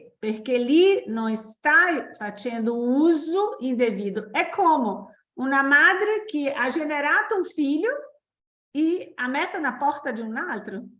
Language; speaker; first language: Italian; non-native, fluent; Portuguese